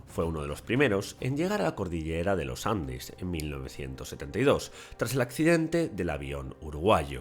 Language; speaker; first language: Spanish; native; Spanish